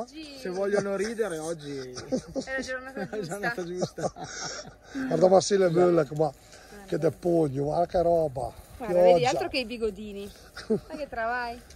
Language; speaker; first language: Italian; native; Italian